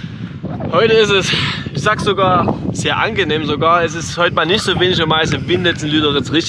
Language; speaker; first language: German; native; German